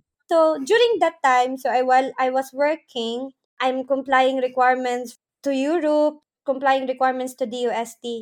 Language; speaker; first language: English; non-native, local second language; Surigaonon